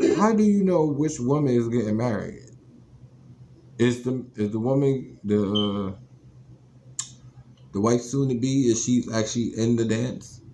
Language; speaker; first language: English; native; English